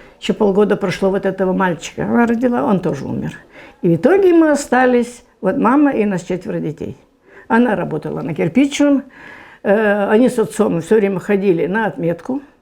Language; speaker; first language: Russian; non-native, local second language; German